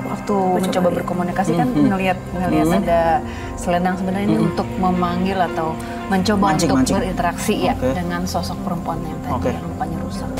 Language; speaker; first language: Indonesian; native; Indonesian